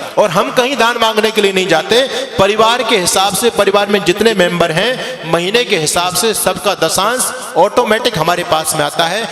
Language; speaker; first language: Hindi; native; Hindi